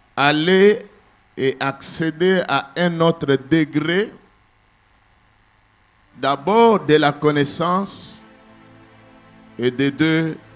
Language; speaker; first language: French; non-native, local second language; Lingala